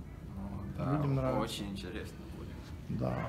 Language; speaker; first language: Russian; non-native, learner; English